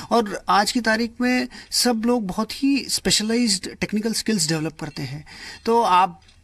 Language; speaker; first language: Hindi; non-native, local second language; Kannada